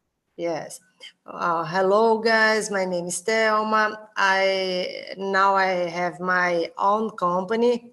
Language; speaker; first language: English; non-native, learner; Portuguese